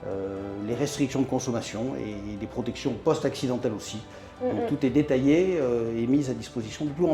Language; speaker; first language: French; native; French